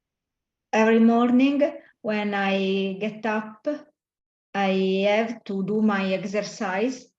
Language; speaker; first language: English; non-native, learner; Italian